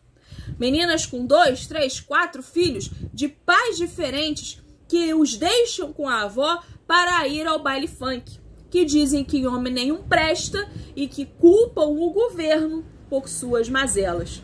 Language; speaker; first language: Portuguese; native; Portuguese